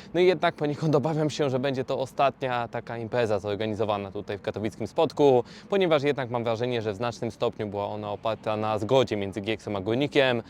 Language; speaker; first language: Polish; native; Polish